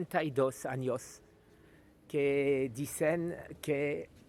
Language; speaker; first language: Spanish; non-native, learner; French